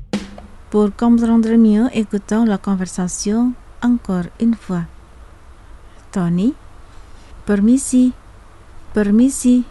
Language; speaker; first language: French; non-native, fluent; Indonesian